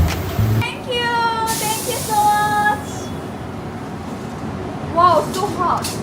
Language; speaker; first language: English; non-native, learner; Korean